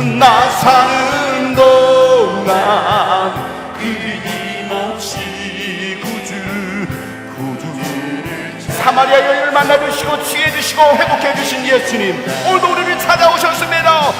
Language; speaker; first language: Korean; native; Korean